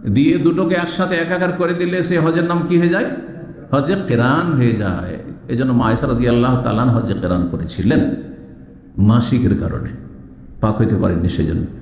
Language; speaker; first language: Bangla; native; Bangla